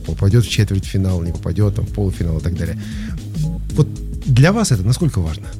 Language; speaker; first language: Russian; native; Russian